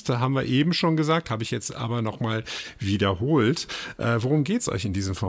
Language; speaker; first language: German; native; German